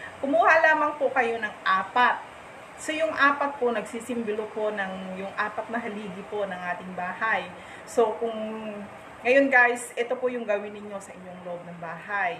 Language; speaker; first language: Filipino; non-native, local second language; Iloko